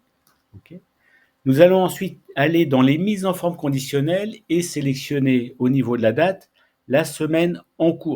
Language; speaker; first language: French; native; French